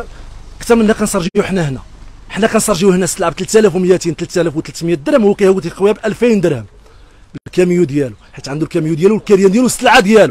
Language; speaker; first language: Arabic; native; Arabic